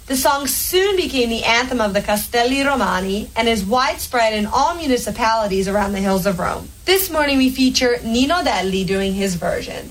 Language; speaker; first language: English; native; English